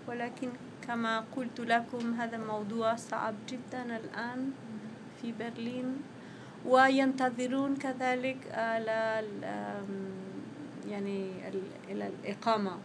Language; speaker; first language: Arabic; non-native, fluent; Spanish